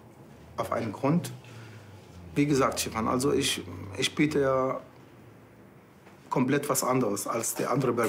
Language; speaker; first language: German; non-native, fluent; Arabic